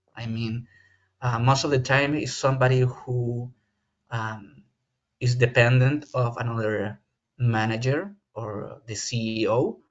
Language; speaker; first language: English; non-native, fluent; Spanish